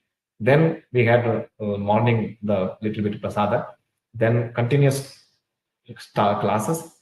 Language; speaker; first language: English; non-native, local second language; Tulu